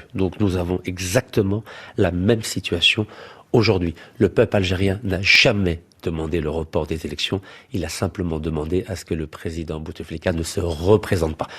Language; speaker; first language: French; native; French